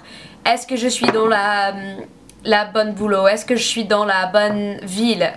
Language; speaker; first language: French; non-native, learner; English